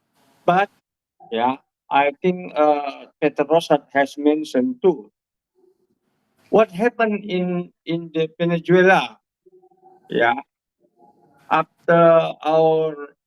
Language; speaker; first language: English; non-native, learner; Indonesian